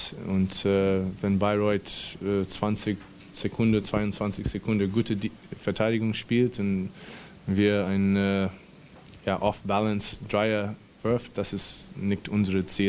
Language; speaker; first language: German; non-native, fluent; English